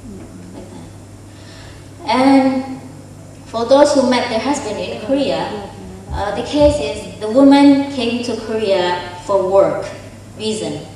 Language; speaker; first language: English; non-native, fluent; Indonesian